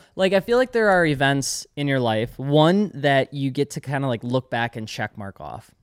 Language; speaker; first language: English; native; English